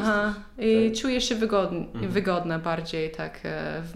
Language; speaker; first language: Polish; non-native, learner; English